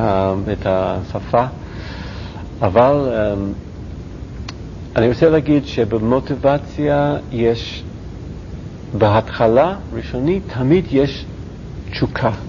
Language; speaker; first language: Hebrew; non-native, learner; English